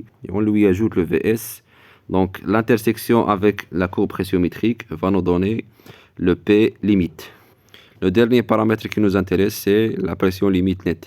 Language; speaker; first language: French; non-native, local second language; Arabic